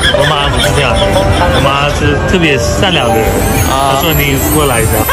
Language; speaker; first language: Chinese; early bilingual, heritage; Chinese